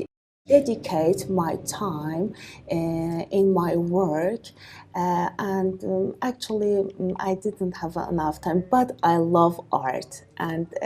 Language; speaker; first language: English; non-native, learner; Persian